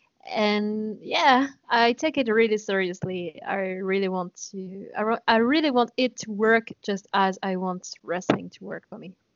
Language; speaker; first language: English; non-native, fluent; French